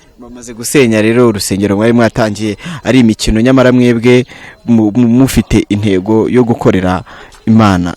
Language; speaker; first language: Kinyarwanda; native; Kinyarwanda